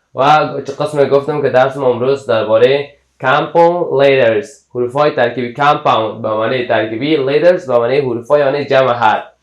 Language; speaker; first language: Persian; native; Persian